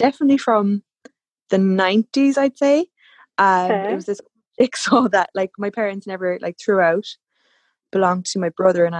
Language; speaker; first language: English; native; English